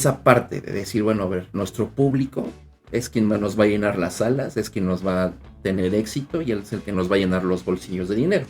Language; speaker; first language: Spanish; native; Spanish